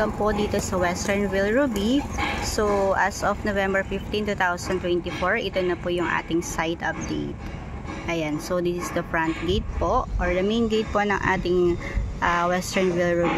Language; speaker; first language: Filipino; native; Filipino